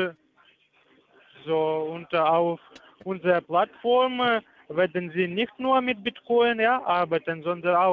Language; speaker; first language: German; non-native, learner; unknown